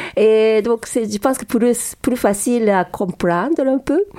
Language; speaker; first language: French; non-native, learner; Japanese